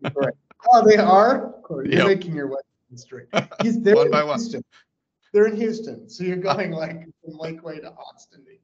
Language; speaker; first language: English; native; English